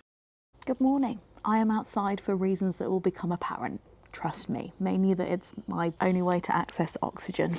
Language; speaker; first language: English; native; English